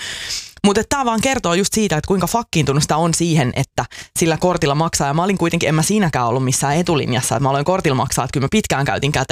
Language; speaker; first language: Finnish; native; Finnish